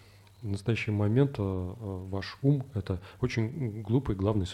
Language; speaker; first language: Russian; native; Russian